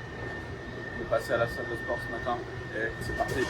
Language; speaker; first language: French; native; French